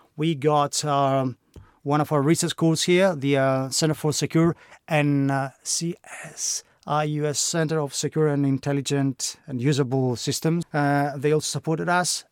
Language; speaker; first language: English; non-native, fluent; Greek